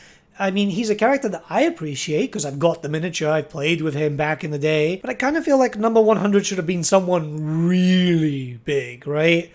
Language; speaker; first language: English; native; English